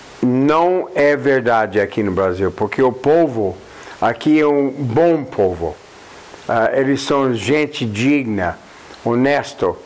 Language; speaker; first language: Portuguese; non-native, fluent; English